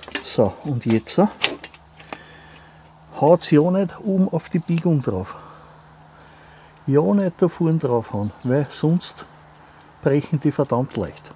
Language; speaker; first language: German; native; German